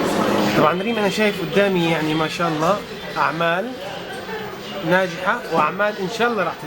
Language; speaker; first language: Arabic; native; Arabic